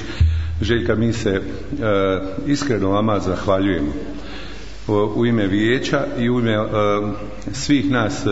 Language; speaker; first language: Croatian; native; Croatian